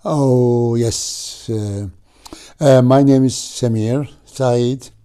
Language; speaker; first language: English; non-native, fluent; Arabic